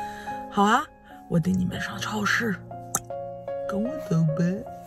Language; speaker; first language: Chinese; non-native, fluent; French